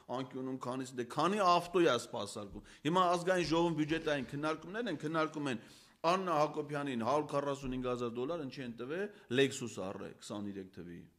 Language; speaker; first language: Armenian; native; Armenian